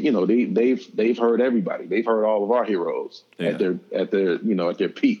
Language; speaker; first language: English; native; English